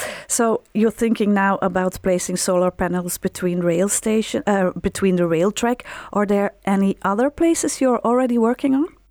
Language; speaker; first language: English; non-native, fluent; Dutch